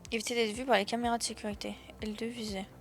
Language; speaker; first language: French; native; French